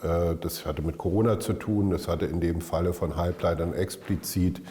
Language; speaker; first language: German; native; German